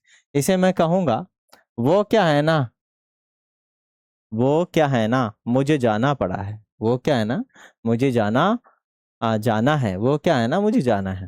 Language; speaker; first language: Hindi; native; Hindi